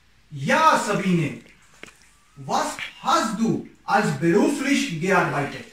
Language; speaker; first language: German; non-native, learner; Urdu